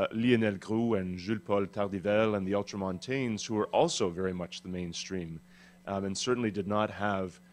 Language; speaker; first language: English; native; English